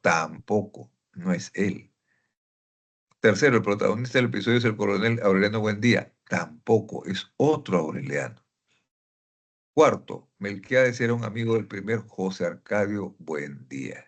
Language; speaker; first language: Spanish; native; Spanish